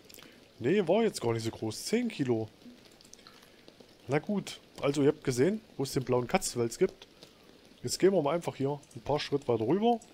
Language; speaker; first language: German; native; German